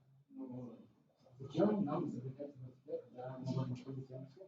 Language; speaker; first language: Russian; native; Russian